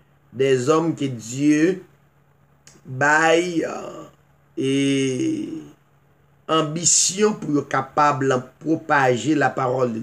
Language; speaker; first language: French; non-native, local second language; Haitian Creole